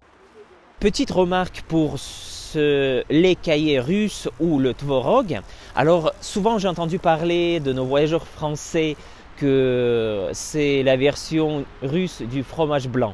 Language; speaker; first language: French; non-native, fluent; Russian